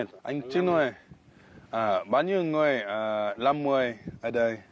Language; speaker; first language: Vietnamese; non-native, learner; English